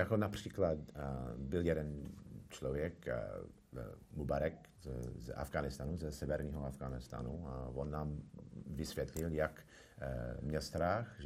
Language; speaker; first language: Czech; non-native, fluent; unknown